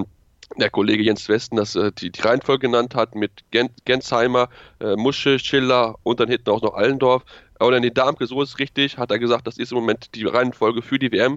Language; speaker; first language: German; native; German